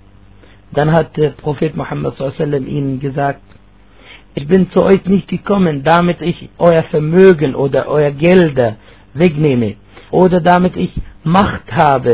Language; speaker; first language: German; non-native, fluent; Arabic